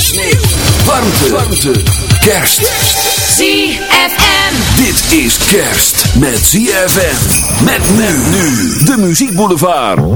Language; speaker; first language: Dutch; native; Dutch